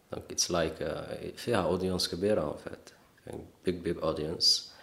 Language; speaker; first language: French; non-native, local second language; Arabic